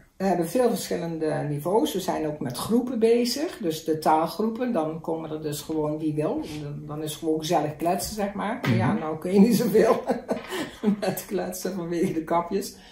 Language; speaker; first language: Dutch; native; Dutch